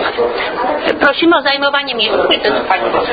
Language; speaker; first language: Polish; native; Polish